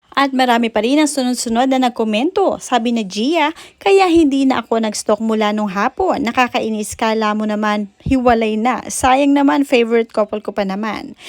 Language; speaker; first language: Filipino; native; Filipino